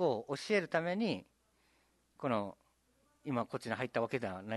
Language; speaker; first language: Japanese; native; Japanese